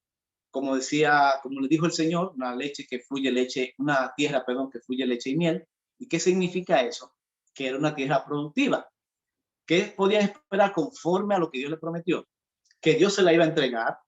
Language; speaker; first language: Spanish; native; Spanish